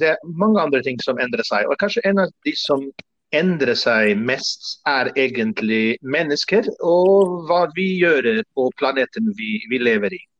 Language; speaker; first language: Norwegian; non-native, fluent; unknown